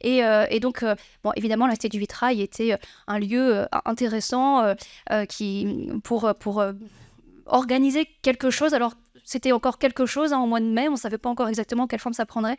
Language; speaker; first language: French; native; French